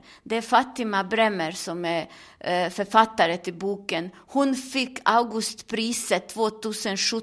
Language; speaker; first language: Swedish; non-native, fluent; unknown